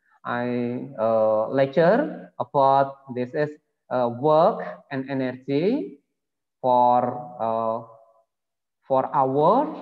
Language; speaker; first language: English; non-native, learner; Indonesian